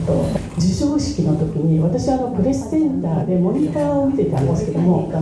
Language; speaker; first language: Japanese; native; Japanese